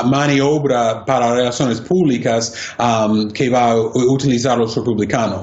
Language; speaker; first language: Spanish; non-native, fluent; English